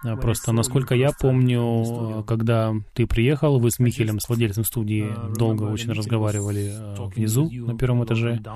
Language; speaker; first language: Russian; native; Russian